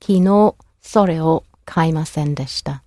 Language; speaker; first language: Japanese; non-native, fluent; English